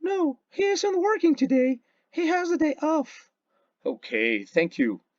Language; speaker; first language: English; non-native, fluent; Spanish